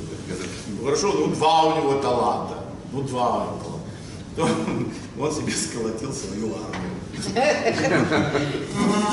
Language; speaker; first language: Russian; early bilingual, other home language; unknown